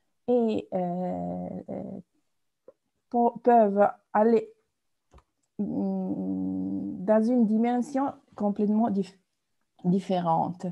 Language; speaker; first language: French; non-native, fluent; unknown